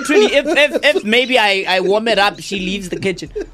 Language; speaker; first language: English; non-native, local second language; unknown